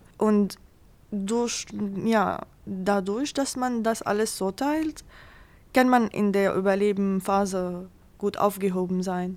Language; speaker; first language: German; non-native, fluent; Arabic